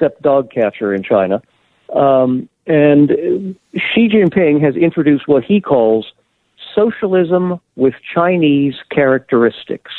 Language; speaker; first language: English; native; English